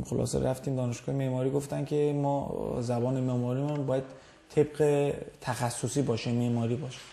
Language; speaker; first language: Persian; native; Persian